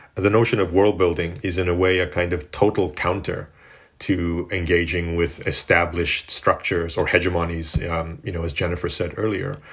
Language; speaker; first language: English; native; English